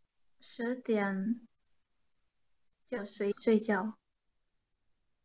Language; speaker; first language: Chinese; non-native, learner; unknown